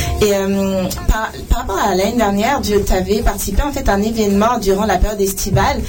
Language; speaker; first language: French; non-native, fluent; Portuguese